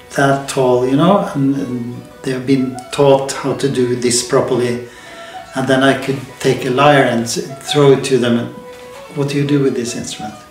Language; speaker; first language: English; non-native, fluent; Norwegian